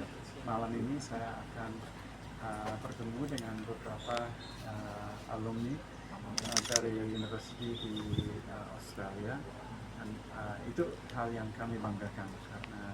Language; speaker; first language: Indonesian; non-native, fluent; English